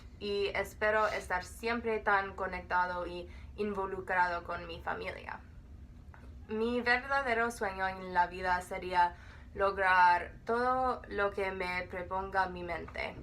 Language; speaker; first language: Spanish; non-native, learner; English